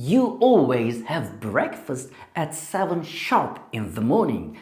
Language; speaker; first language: English; non-native, fluent; Turkish